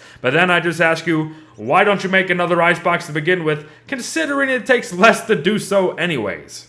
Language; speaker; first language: English; native; English